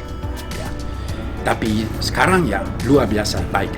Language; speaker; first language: Indonesian; non-native, fluent; German